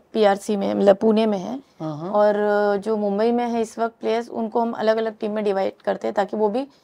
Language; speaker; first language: Hindi; native; Hindi